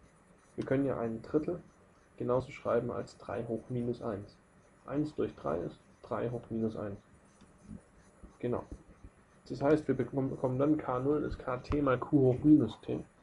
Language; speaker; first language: German; native; German